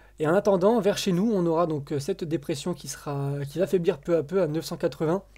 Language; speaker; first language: French; native; French